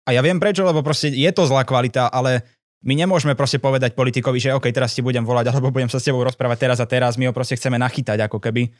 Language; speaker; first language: Slovak; native; Slovak